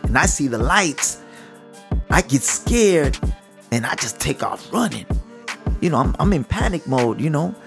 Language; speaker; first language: English; early bilingual, other home language; Spanish